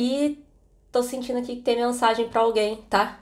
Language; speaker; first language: Portuguese; native; Portuguese